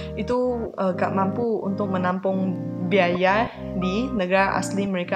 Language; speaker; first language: Indonesian; non-native, fluent; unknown